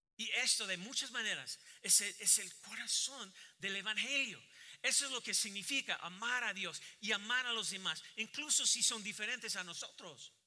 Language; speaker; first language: Spanish; non-native, fluent; English